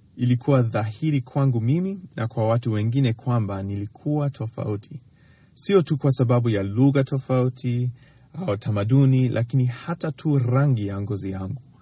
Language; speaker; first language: Swahili; early bilingual, other home language; English